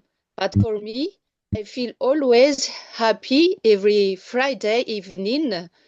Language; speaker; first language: English; non-native, learner; Malagasy